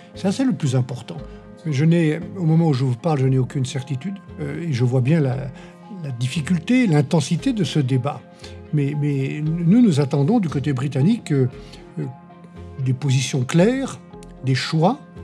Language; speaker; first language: French; native; French